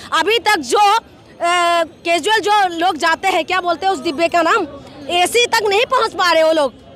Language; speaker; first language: Hindi; non-native, local second language; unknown